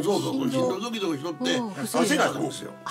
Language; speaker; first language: Japanese; native; Japanese